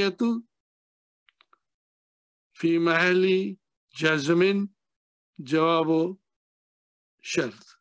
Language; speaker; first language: Arabic; non-native, fluent; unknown